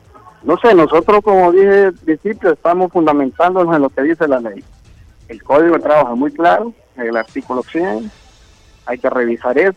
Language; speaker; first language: Spanish; native; Spanish